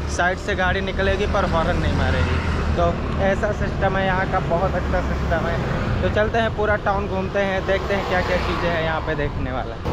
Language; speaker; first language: Hindi; native; Hindi